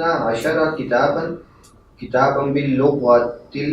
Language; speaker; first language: Arabic; non-native, learner; Urdu